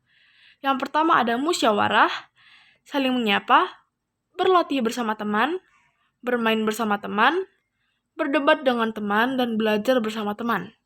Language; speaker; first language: Indonesian; native; Indonesian